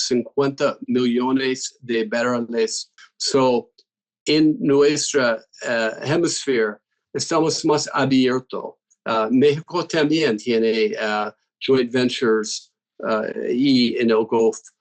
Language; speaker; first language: Spanish; non-native, fluent; English